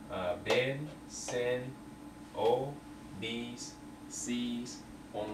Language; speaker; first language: Turkish; non-native, learner; English